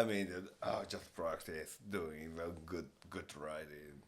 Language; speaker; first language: English; non-native, learner; Japanese